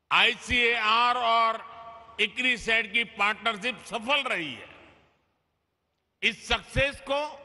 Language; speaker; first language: Hindi; non-native, local second language; Gujarati